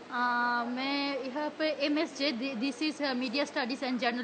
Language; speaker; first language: Hindi; non-native, learner; Bangla